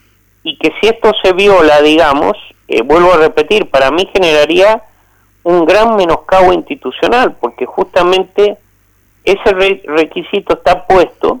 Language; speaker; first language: Spanish; native; Spanish